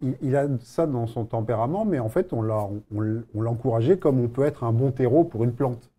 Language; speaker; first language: French; native; French